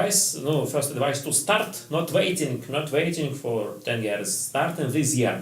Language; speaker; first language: English; non-native, learner; Russian